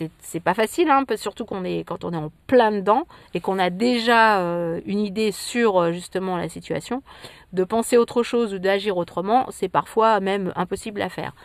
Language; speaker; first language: French; native; French